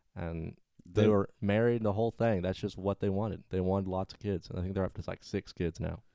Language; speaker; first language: English; native; English